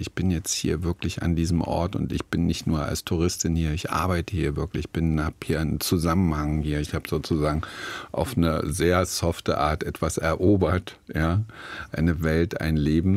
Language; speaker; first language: German; native; German